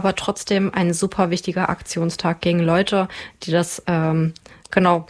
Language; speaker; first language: German; native; German